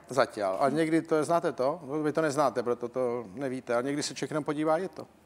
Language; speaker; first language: Czech; native; Czech